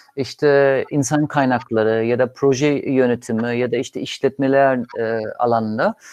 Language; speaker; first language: Turkish; non-native, fluent; German